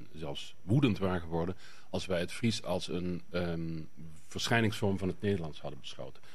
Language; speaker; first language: Dutch; native; Dutch